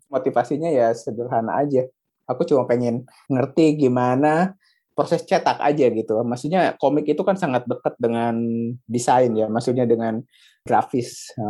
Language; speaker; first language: Indonesian; native; Indonesian